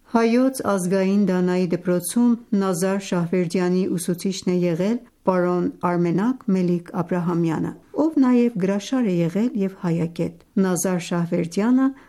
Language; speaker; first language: Armenian; native; Armenian